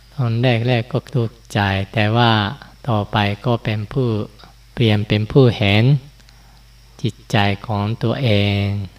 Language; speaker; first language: Thai; non-native, fluent; Japanese